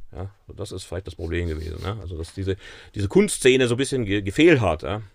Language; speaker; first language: German; native; German